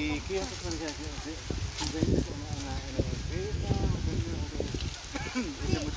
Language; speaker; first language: Spanish; non-native, learner; German